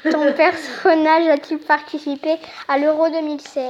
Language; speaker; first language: French; native; French